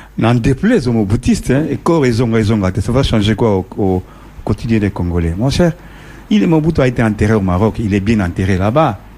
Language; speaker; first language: French; non-native, local second language; Lingala